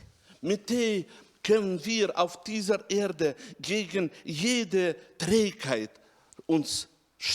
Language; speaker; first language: German; non-native, fluent; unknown